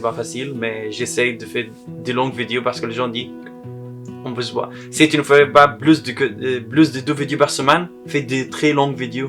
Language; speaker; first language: French; non-native, learner; Arabic